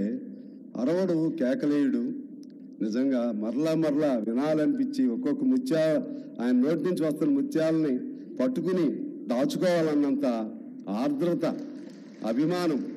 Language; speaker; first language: Telugu; native; Telugu